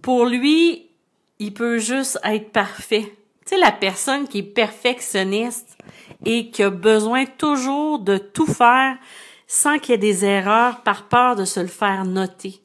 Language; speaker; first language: French; native; French